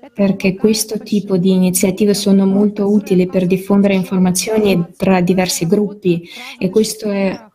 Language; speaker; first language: Italian; non-native, fluent; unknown